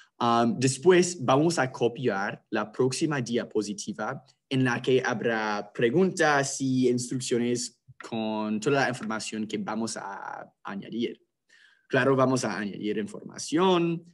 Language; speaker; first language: Spanish; non-native, fluent; English